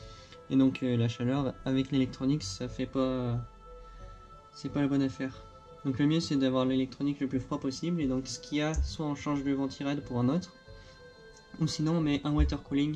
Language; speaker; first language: French; native; French